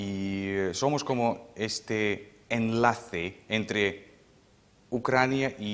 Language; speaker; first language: Spanish; non-native, fluent; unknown